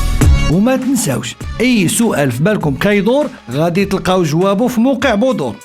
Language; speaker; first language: Arabic; native; Arabic